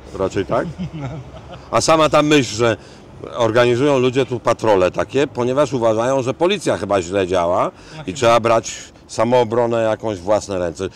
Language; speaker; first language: Polish; native; Polish